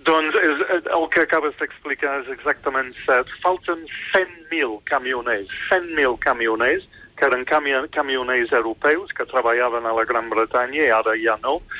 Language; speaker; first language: Catalan; non-native, fluent; English